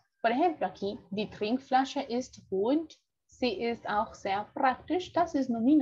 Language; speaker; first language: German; non-native, fluent; Spanish